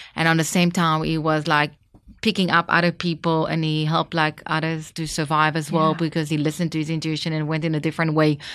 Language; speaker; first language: English; non-native, fluent; Hebrew